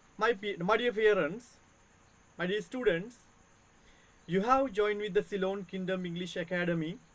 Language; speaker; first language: English; non-native, local second language; Sinhala